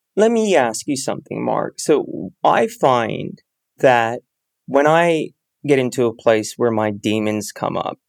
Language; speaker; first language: English; native; English